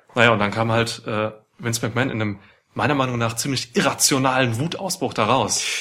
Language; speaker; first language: German; native; German